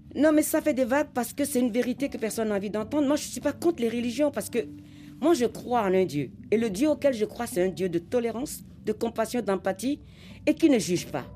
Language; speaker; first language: French; non-native, local second language; Fon